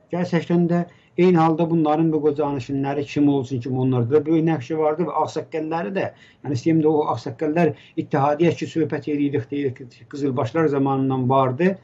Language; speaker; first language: Azerbaijani; native; Azerbaijani